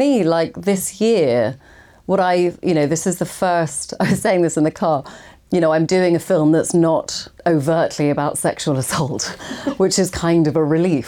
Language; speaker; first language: English; native; English